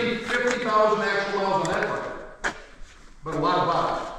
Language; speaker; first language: English; native; English